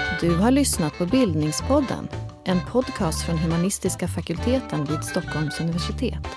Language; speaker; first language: Swedish; native; Swedish